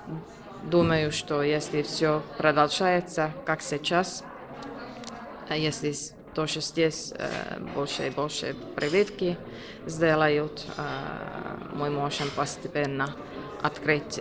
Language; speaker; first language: Russian; non-native, learner; Finnish